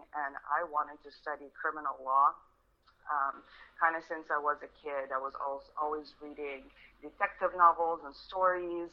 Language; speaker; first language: English; early bilingual, other home language; Russian